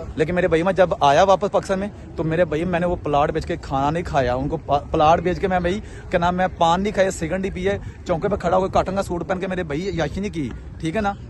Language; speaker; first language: Urdu; non-native, local second language; Punjabi